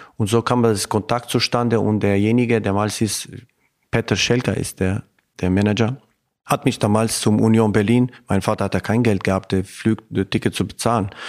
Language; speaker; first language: German; non-native, fluent; Albanian